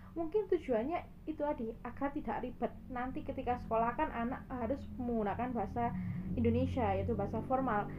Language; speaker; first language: Indonesian; non-native, local second language; Javanese